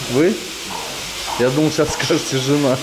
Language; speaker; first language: Russian; native; Russian